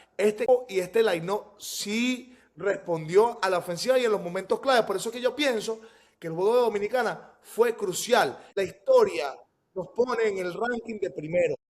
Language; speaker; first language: Spanish; native; Spanish